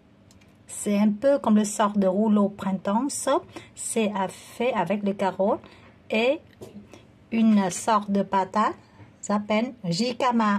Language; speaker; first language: French; non-native, fluent; Vietnamese